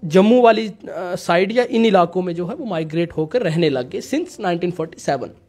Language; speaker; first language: Hindi; native; Hindi